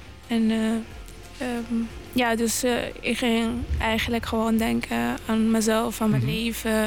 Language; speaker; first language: Dutch; non-native, local second language; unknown